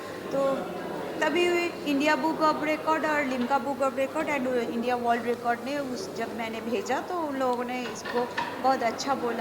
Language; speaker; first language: Hindi; non-native, local second language; Bangla